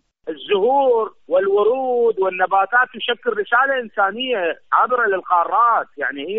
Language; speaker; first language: Arabic; native; Arabic